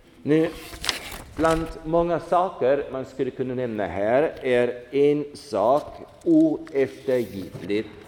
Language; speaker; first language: Swedish; non-native, fluent; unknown